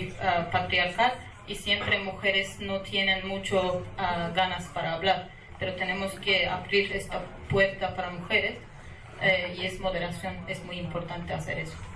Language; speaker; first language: Spanish; non-native, learner; Kurdish